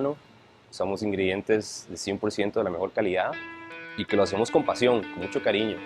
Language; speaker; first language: Spanish; native; Spanish